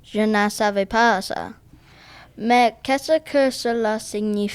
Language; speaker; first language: French; non-native, local second language; English